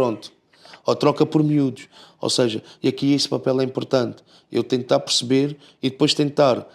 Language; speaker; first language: Portuguese; native; Portuguese